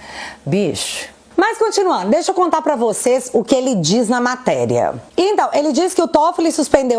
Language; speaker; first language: Portuguese; native; Portuguese